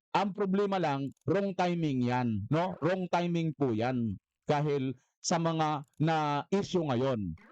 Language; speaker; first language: Filipino; non-native, local second language; Waray